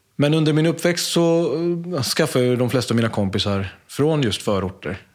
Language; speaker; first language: Swedish; early bilingual, other home language; Spanish